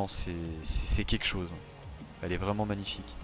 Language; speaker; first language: French; native; French